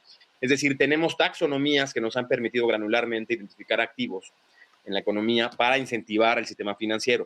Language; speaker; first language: Spanish; native; Spanish